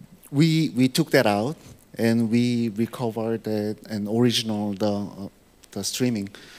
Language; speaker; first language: English; non-native, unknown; Korean